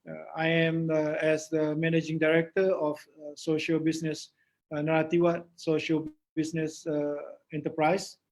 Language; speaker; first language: English; non-native, learner; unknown